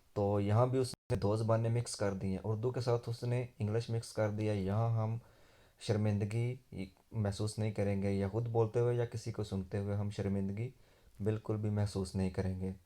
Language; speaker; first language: Urdu; non-native, local second language; Punjabi